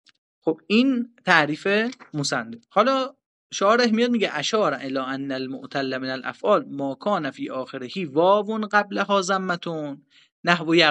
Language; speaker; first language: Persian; native; Persian